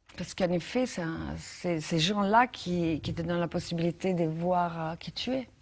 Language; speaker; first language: French; non-native, fluent; Italian